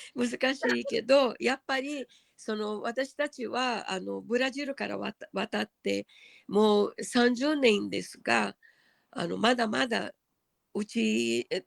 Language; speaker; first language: Japanese; early bilingual, heritage; Japanese